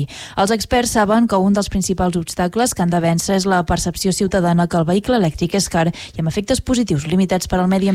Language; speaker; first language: Catalan; native; Catalan